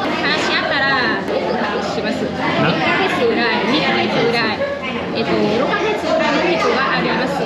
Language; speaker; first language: Japanese; non-native, learner; Vietnamese